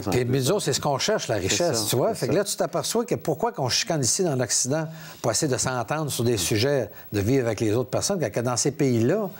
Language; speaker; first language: French; native; French